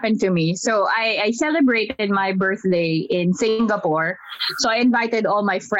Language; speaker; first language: English; non-native, local second language; Filipino